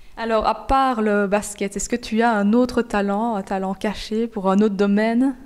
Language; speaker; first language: French; native; French